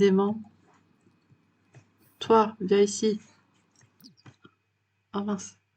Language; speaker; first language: French; native; French